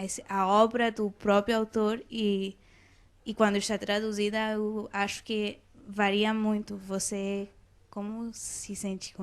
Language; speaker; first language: Portuguese; non-native, fluent; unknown